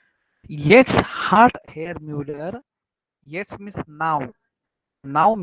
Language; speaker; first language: German; non-native, fluent; Marathi